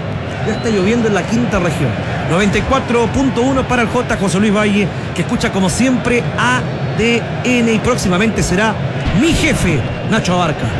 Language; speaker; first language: Spanish; native; Spanish